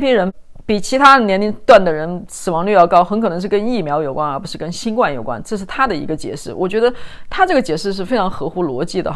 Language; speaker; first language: Chinese; native; Chinese